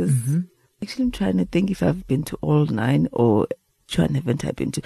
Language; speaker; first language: English; non-native, local second language; Xhosa